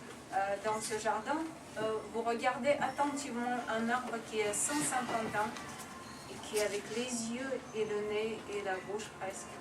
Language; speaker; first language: French; non-native, fluent; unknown